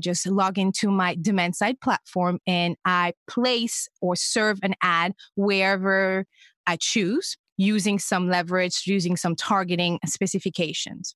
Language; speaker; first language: English; non-native, fluent; French